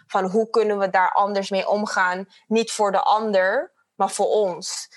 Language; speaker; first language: Dutch; non-native, fluent; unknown